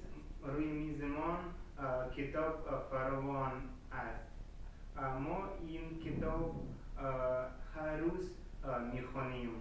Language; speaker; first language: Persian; non-native, learner; Russian